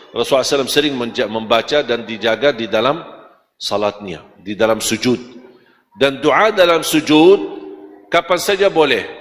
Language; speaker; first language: Malay; non-native, fluent; Arabic